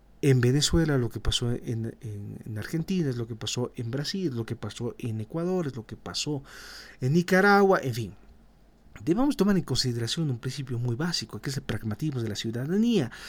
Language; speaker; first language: Spanish; native; Spanish